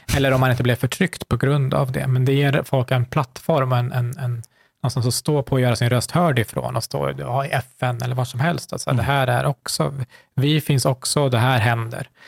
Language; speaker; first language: Swedish; early bilingual, other home language; Kurdish